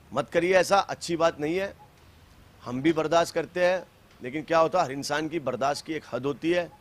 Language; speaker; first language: Hindi; native; Hindi